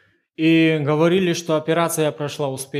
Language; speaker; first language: Polish; non-native, learner; Ukrainian